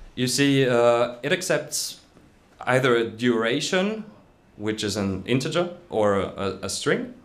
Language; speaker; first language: English; non-native, fluent; German